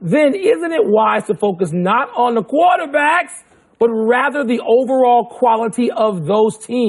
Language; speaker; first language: English; native; English